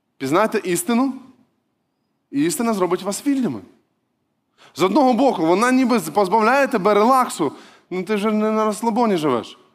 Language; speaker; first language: Ukrainian; non-native, local second language; Russian